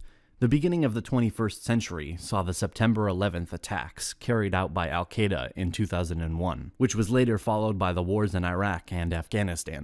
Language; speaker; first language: English; non-native, fluent; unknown